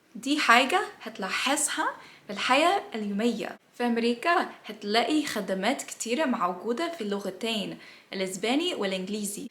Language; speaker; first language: Egyptian Arabic; non-native, learner; English